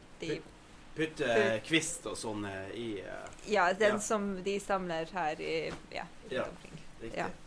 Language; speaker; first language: Norwegian; native; Norwegian